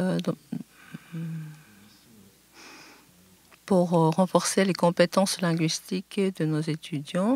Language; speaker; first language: French; non-native, fluent; Japanese